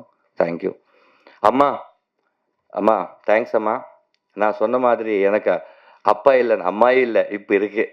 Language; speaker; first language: Tamil; non-native, learner; Telugu